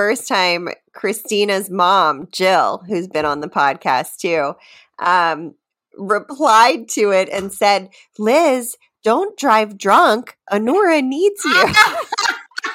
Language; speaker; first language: English; native; English